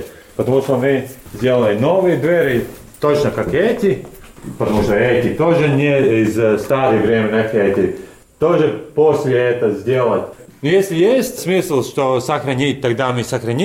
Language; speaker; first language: Russian; non-native, learner; Latvian